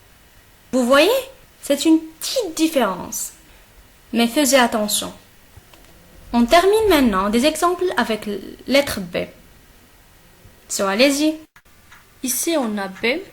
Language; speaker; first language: French; non-native, local second language; Arabic